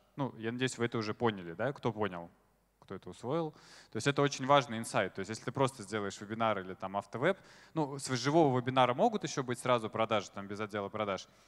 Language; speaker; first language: Russian; native; Russian